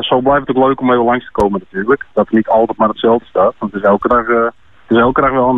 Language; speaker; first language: Dutch; native; Dutch